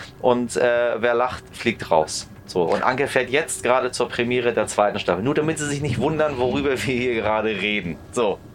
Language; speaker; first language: German; early bilingual, other home language; Persian